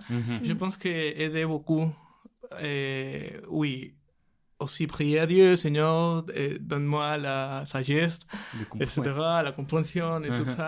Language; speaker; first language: French; non-native, learner; Spanish